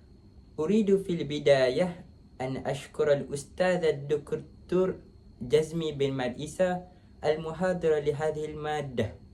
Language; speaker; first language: Arabic; non-native, learner; Malay